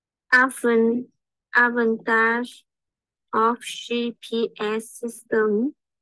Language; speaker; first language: English; non-native, learner; Vietnamese